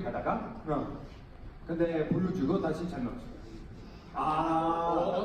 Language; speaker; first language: Korean; non-native, learner; Bulgarian